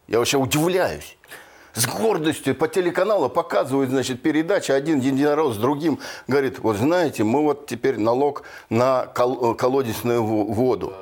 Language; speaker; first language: Russian; native; Russian